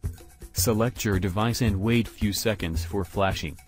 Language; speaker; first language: English; non-native, learner; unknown